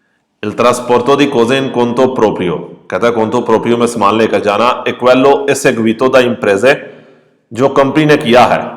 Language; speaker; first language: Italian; non-native, fluent; Urdu